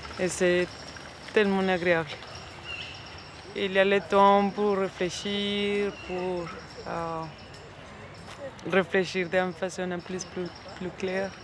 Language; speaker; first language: French; non-native, learner; Spanish